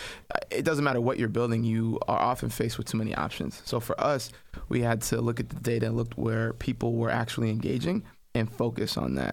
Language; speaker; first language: English; native; English